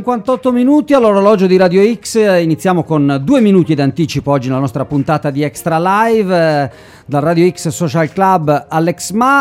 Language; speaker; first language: Italian; native; Italian